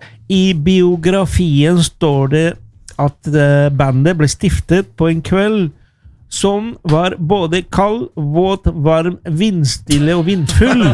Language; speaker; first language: Norwegian; non-native, fluent; Spanish